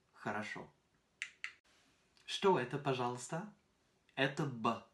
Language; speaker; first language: Russian; non-native, fluent; French